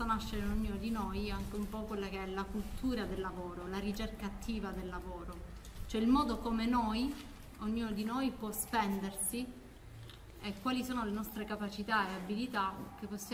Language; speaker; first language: Italian; native; Italian